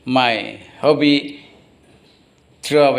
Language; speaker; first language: English; non-native, learner; Indonesian